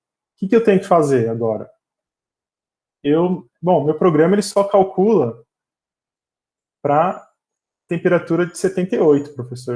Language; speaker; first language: Portuguese; native; Portuguese